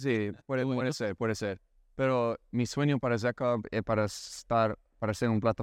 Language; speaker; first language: Spanish; non-native, learner; English